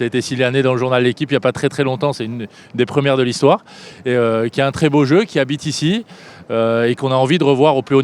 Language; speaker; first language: French; native; French